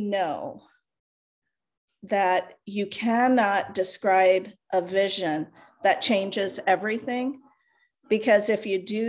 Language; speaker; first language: English; non-native, local second language; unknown